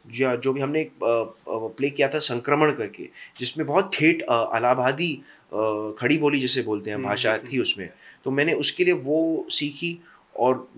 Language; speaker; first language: Hindi; non-native, local second language; English